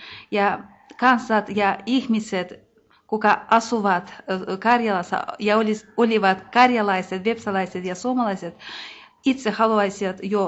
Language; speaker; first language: Finnish; non-native, fluent; Russian